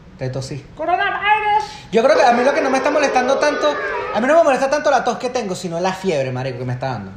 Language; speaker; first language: Spanish; native; Spanish